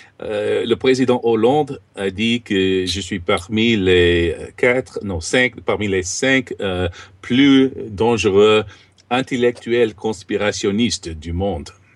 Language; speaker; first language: French; non-native, fluent; English